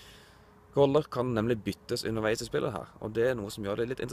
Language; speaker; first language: Norwegian; native; Norwegian